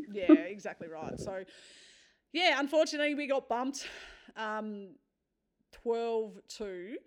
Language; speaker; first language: English; native; English